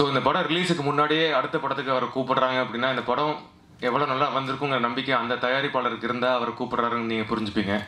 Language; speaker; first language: Tamil; native; Tamil